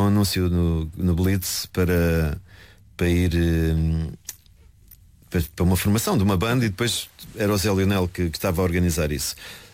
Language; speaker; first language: Portuguese; native; Portuguese